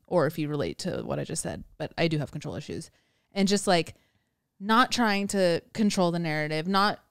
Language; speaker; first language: English; native; English